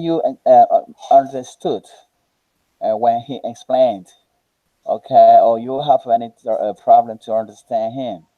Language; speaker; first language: English; non-native, learner; Spanish